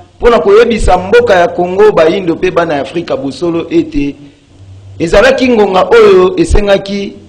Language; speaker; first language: Lingala; non-native, local second language; Kongo